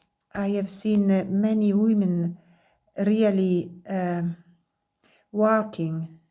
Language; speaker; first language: English; non-native, learner; Italian